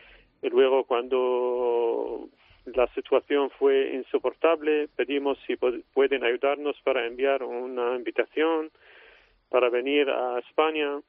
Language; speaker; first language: Spanish; non-native, fluent; Arabic